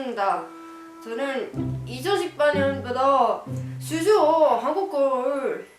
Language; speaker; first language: Korean; non-native, learner; Finnish